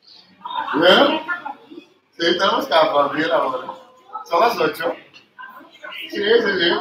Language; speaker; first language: Spanish; non-native, fluent; Dutch